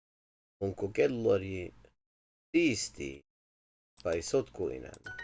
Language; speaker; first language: Finnish; non-native, learner; English